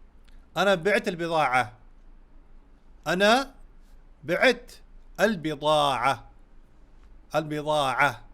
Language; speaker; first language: Arabic; non-native, fluent; Urdu